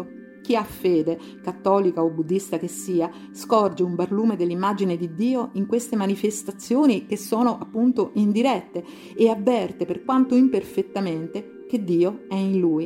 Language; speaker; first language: Italian; native; Italian